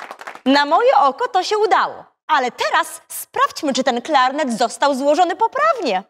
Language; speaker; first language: Polish; native; Polish